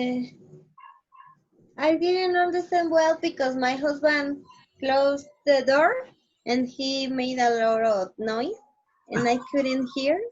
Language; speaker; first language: English; non-native, learner; Spanish